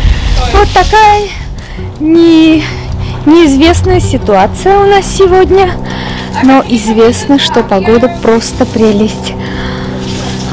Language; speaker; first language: Russian; non-native, fluent; Armenian